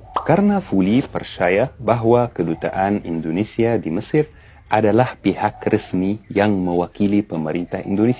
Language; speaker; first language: Indonesian; non-native, fluent; Arabic